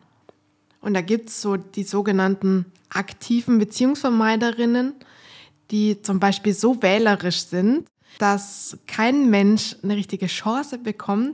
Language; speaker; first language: German; native; German